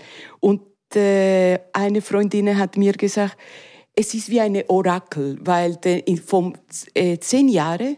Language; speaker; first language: German; non-native, learner; Spanish